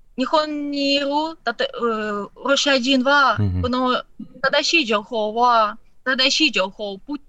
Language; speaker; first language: Japanese; non-native, learner; Ukrainian